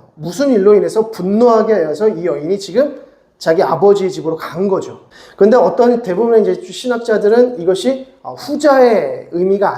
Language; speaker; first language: Korean; native; Korean